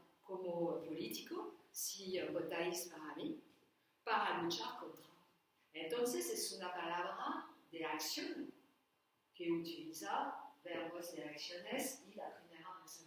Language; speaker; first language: Spanish; non-native, learner; French